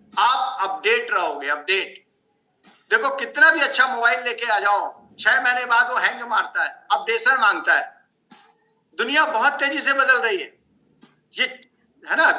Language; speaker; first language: Hindi; native; Hindi